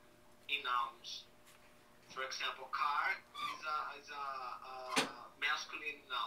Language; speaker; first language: English; non-native, fluent; Portuguese